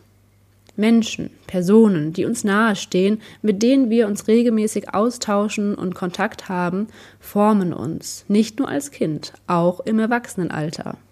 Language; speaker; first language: German; native; German